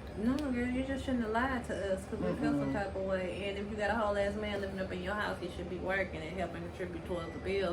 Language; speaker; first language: English; native; English